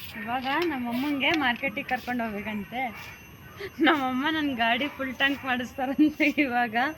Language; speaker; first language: Kannada; non-native, local second language; Lambadi